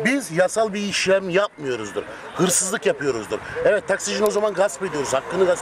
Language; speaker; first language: Turkish; native; Turkish